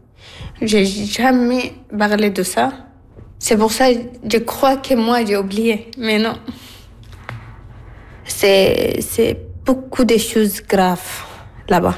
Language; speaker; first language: French; non-native, learner; Arabic